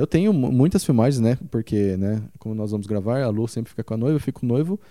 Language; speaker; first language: Portuguese; native; Portuguese